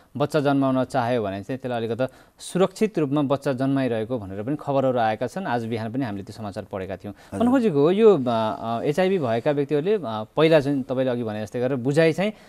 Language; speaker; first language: Nepali; native; Nepali